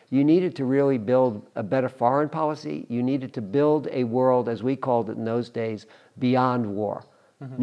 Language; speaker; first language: English; native; English